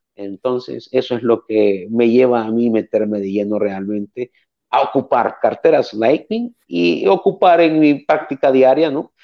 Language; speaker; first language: Spanish; native; Spanish